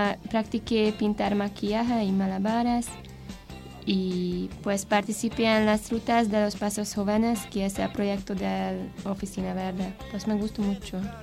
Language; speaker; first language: Spanish; non-native, fluent; Hungarian